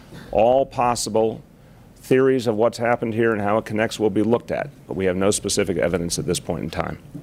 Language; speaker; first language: English; native; English